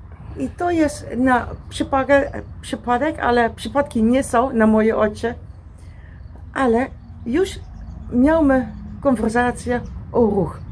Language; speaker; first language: Polish; non-native, learner; Dutch